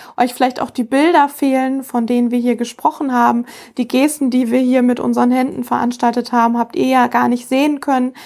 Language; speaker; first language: German; native; German